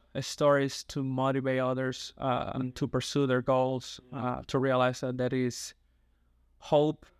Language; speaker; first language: English; non-native, fluent; Spanish